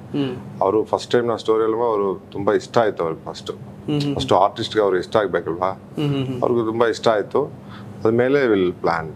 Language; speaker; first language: Kannada; non-native, learner; Tamil